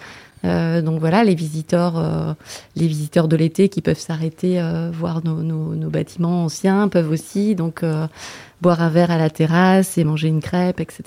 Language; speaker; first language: French; native; French